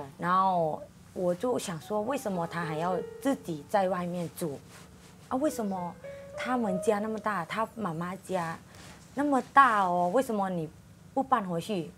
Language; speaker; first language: Chinese; non-native, fluent; Thai